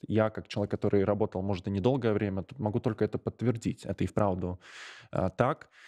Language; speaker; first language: Russian; non-native, local second language; Latvian